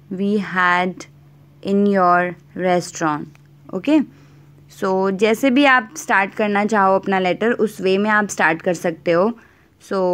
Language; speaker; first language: Hindi; native; Hindi